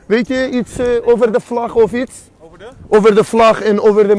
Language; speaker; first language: Dutch; non-native, fluent; Azerbaijani